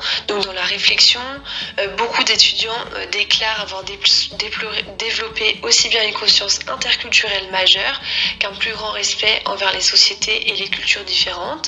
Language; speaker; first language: French; native; French